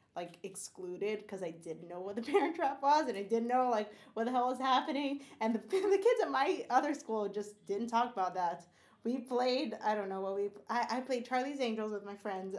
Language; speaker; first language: English; non-native, fluent; Portuguese